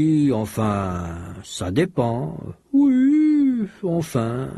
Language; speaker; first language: French; native; French